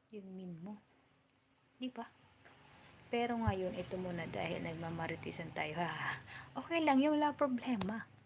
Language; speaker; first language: Filipino; non-native, local second language; Waray